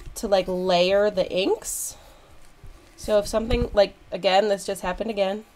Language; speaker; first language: English; native; English